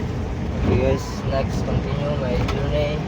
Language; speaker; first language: English; non-native, learner; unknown